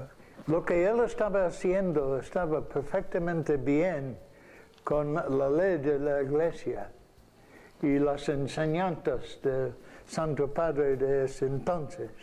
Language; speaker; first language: Spanish; non-native, fluent; English